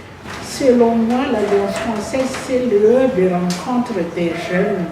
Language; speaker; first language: French; non-native, local second language; Malagasy